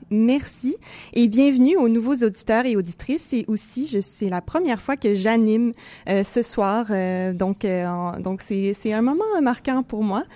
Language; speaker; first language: French; native; French